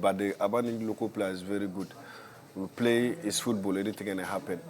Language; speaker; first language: English; non-native, learner; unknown